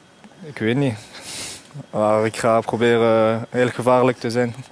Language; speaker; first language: Dutch; non-native, fluent; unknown